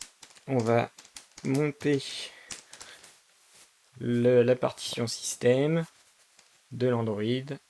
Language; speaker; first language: French; native; French